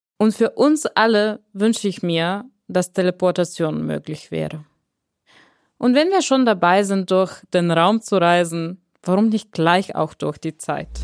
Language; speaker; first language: German; non-native, fluent; Bulgarian